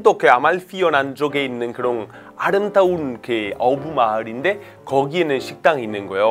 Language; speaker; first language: Korean; non-native, fluent; Italian